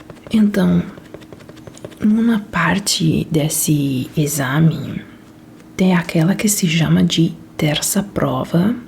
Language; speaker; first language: Portuguese; non-native, fluent; Italian